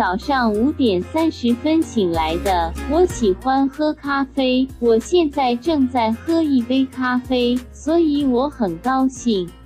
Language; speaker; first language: Chinese; non-native, fluent; Korean